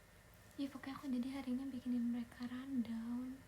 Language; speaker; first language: Indonesian; native; Indonesian